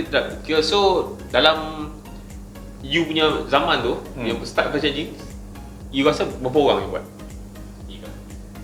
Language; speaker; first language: Malay; native; Malay